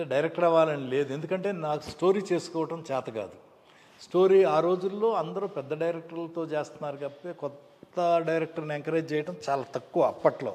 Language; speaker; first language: Telugu; native; Telugu